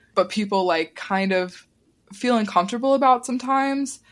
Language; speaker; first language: English; early bilingual, other home language; Italian